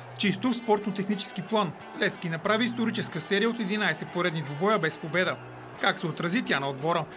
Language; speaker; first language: Bulgarian; native; Bulgarian